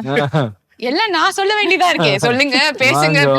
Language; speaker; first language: Tamil; native; Tamil